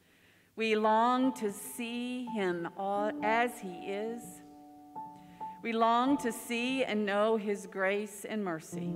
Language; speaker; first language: English; native; English